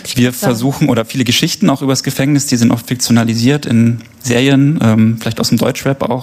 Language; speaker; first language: German; native; German